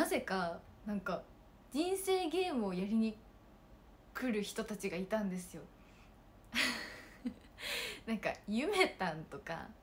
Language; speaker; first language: Japanese; native; Japanese